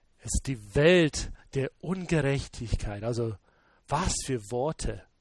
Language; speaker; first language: German; non-native, fluent; English